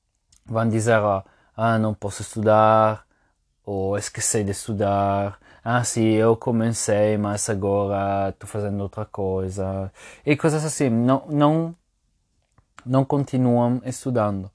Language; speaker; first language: Portuguese; non-native, fluent; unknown